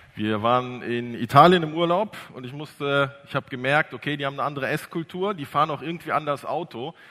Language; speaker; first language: German; early bilingual, other home language; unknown